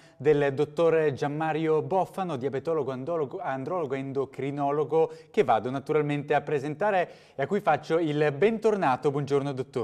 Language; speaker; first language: Italian; native; Italian